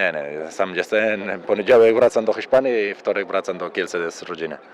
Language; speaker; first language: Polish; non-native, learner; Spanish